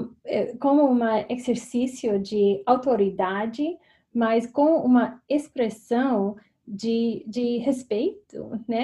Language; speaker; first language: Portuguese; non-native, fluent; English